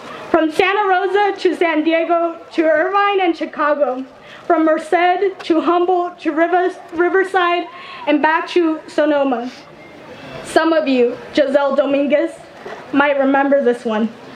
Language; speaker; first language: English; early bilingual, other home language; Spanish